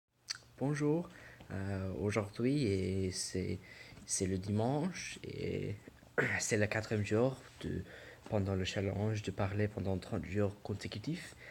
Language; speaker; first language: French; non-native, learner; English